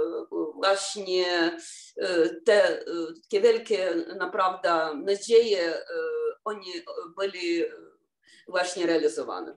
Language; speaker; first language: Polish; non-native, fluent; Ukrainian